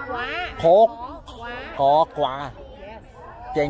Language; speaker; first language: Vietnamese; non-native, learner; English